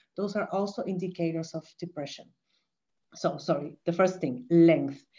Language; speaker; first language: English; non-native, fluent; Spanish